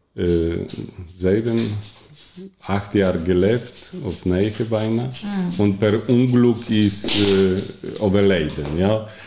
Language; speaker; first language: Dutch; non-native, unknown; Polish